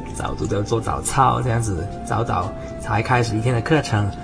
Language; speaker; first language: Chinese; non-native, local second language; Cantonese